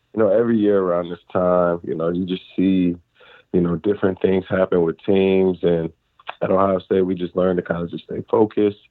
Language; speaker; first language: English; native; English